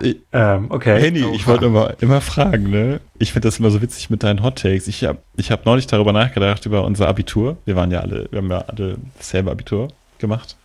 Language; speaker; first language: German; native; German